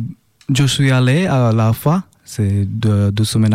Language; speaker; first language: French; non-native, learner; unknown